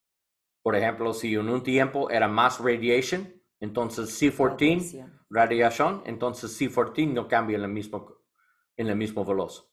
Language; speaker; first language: Spanish; non-native, learner; English